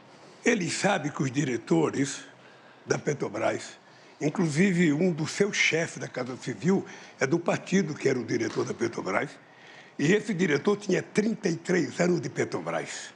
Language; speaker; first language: Portuguese; native; Portuguese